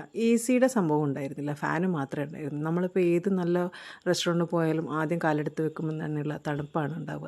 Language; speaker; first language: Malayalam; native; Malayalam